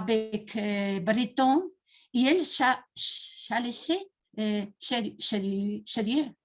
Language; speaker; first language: French; non-native, learner; Spanish